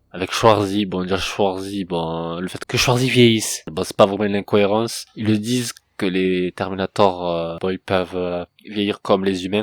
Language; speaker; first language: French; native; French